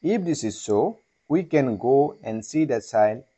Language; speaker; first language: English; non-native, local second language; Assamese